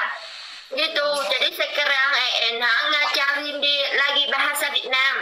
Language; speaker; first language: Indonesian; non-native, learner; Vietnamese